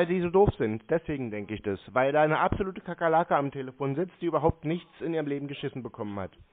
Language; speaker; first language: German; native; German